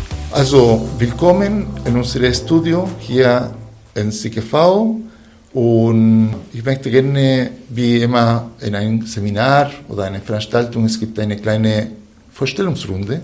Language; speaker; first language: German; non-native, fluent; Spanish